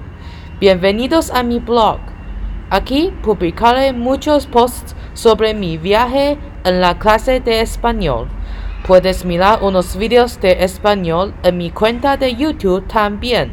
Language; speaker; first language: Spanish; non-native, learner; Chinese